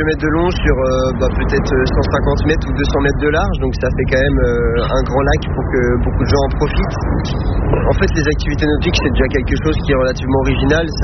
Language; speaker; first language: French; native; French